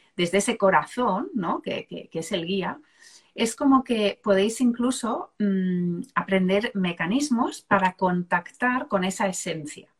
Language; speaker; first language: Spanish; native; Spanish